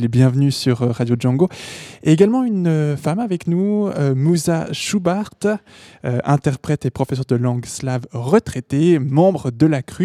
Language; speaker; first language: French; native; French